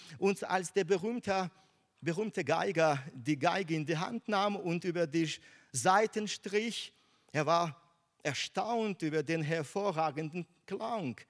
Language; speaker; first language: German; non-native, fluent; Russian